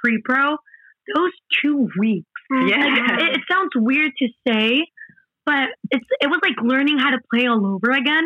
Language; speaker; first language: English; non-native, fluent; Spanish